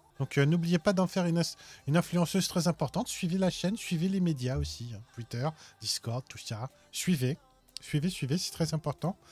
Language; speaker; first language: French; native; French